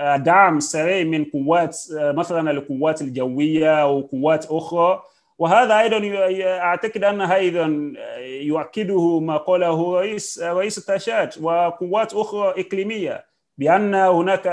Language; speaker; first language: Arabic; non-native, fluent; Yoruba